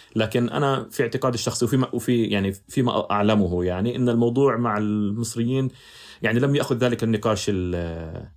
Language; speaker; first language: Arabic; native; Arabic